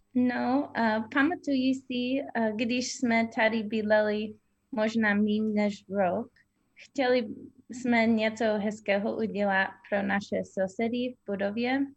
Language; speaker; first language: Czech; non-native, fluent; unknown